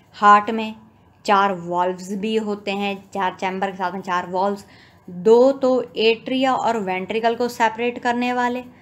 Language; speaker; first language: Hindi; native; Hindi